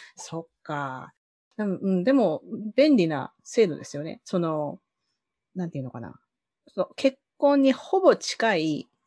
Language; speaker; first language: Japanese; native; Japanese